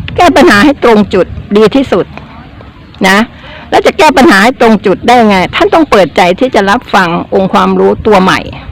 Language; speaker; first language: Thai; native; Thai